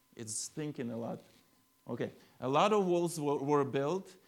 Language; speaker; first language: English; non-native, fluent; Ukrainian